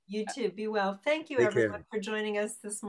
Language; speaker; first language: English; native; English